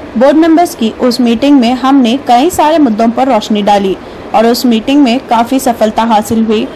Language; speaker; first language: Hindi; non-native, local second language; Urdu